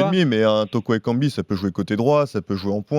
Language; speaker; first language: French; native; French